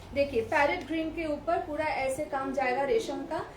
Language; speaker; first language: Hindi; non-native, local second language; Bangla